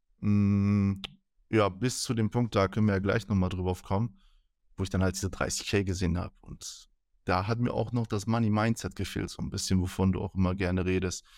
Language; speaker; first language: German; early bilingual, other home language; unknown